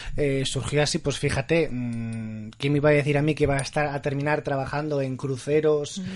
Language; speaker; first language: Spanish; native; Spanish